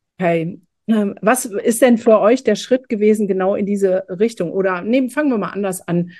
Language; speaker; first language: German; native; German